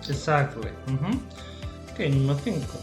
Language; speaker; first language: Spanish; non-native, fluent; English